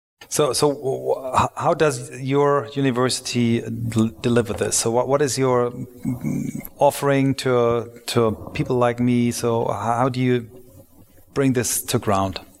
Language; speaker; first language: English; non-native, fluent; German